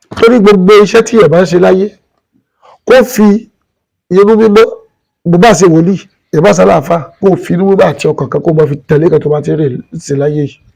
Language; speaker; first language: Yoruba; non-native, local second language; Igbo